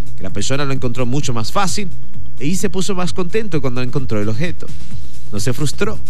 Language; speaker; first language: Spanish; native; Spanish